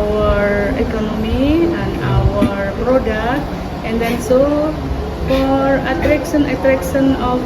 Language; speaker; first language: English; non-native, learner; Indonesian